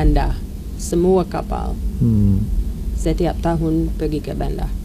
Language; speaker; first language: Indonesian; non-native, learner; English